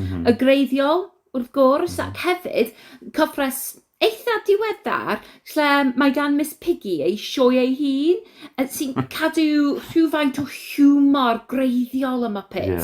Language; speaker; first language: Welsh; non-native, learner; English